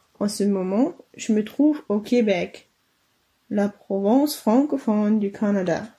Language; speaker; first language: French; non-native, fluent; German